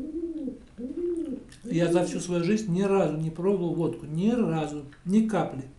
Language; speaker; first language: Russian; native; Russian